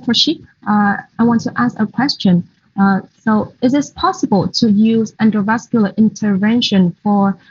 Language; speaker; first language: English; non-native, fluent; Vietnamese